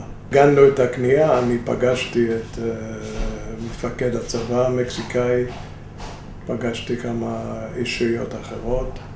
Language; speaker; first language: Hebrew; non-native, fluent; Spanish